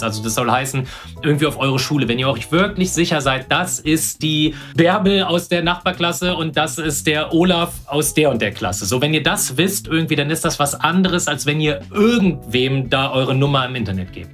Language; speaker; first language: German; native; German